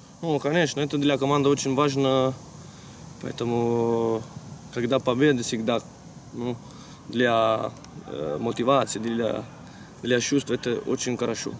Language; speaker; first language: Russian; non-native, learner; Italian